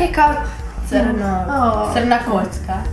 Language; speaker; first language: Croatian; early bilingual, heritage; English